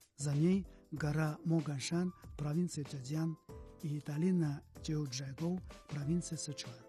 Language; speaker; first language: Russian; non-native, fluent; Chinese